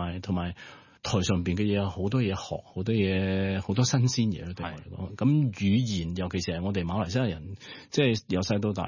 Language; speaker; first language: Cantonese; early bilingual, heritage; Cantonese